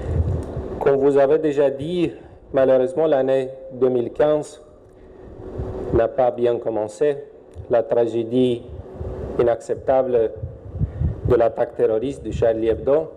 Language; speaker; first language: French; non-native, fluent; Romanian